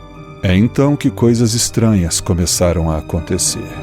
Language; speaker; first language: Portuguese; native; Portuguese